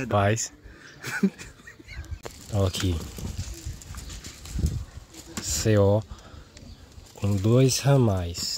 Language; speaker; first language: Portuguese; native; Portuguese